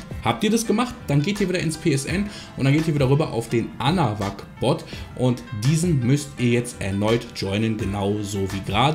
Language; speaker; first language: German; native; German